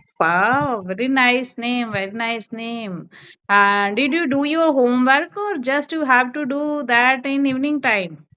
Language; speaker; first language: English; non-native, learner; Hindi